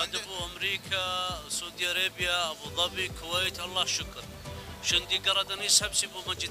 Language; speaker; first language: Turkish; non-native, learner; Arabic